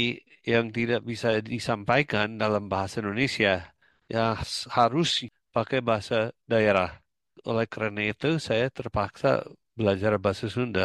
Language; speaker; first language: Indonesian; non-native, fluent; English